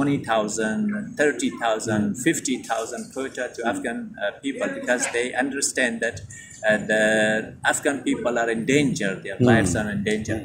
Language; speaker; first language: English; non-native, fluent; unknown